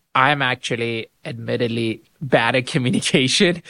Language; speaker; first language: English; non-native, local second language; Urdu